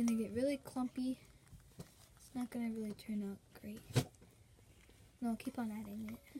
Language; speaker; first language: English; native; English